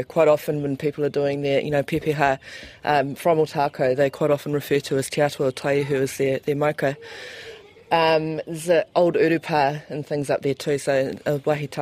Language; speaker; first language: English; native; English